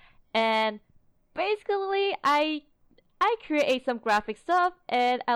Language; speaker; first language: English; non-native, local second language; Cantonese